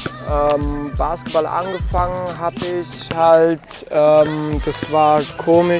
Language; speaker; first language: German; early bilingual, other home language; Turkish